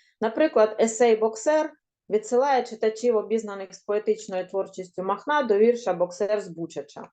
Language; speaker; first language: Ukrainian; native; Ukrainian